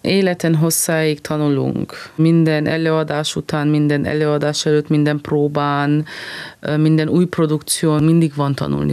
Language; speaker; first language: Hungarian; early bilingual, heritage; Hungarian